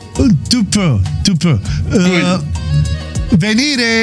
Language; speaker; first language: French; non-native, learner; Romanian